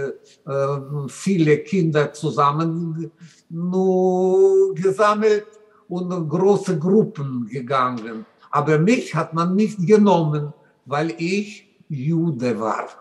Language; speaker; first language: German; non-native, learner; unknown